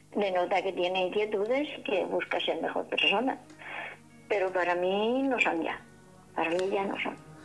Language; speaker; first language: Spanish; native; Spanish